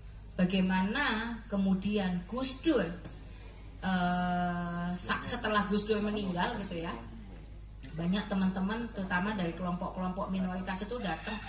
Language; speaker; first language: Indonesian; native; Indonesian